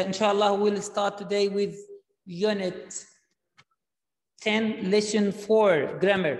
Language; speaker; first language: English; non-native, fluent; Arabic